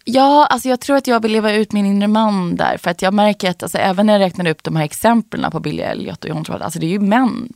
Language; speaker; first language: Swedish; native; Swedish